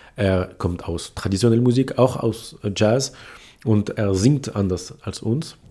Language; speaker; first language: German; non-native, fluent; French